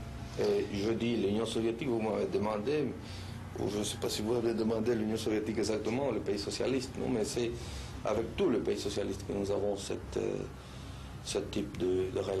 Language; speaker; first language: French; non-native, fluent; Spanish